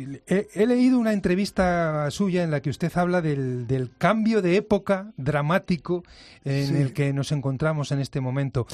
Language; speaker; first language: Spanish; native; Spanish